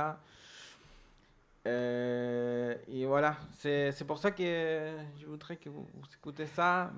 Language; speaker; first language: French; non-native, learner; Spanish